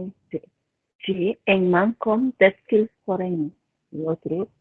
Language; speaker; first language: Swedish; non-native, learner; Spanish